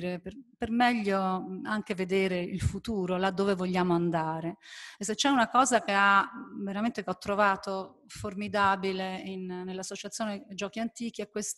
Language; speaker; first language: Italian; native; Italian